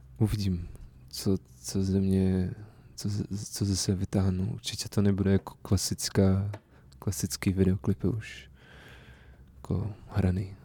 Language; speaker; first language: Czech; non-native, fluent; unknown